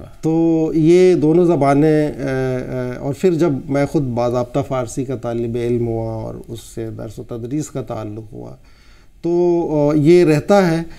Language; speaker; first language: Urdu; native; Urdu